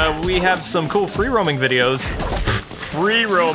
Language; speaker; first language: English; native; English